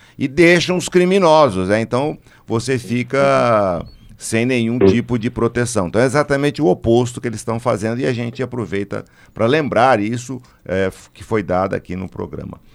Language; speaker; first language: Portuguese; native; Portuguese